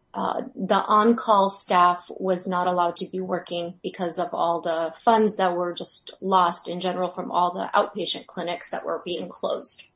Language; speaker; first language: English; early bilingual, other home language; Russian